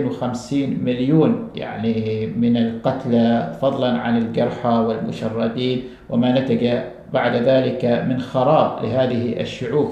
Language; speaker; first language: Arabic; native; Arabic